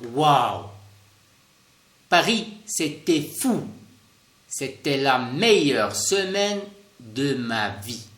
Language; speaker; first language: French; non-native, fluent; Spanish